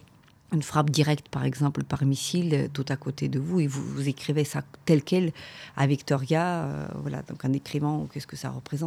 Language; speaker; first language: French; non-native, fluent; Ukrainian